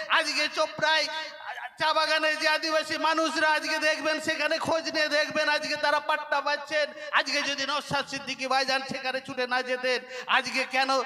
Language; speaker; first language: Bangla; non-native, local second language; Santali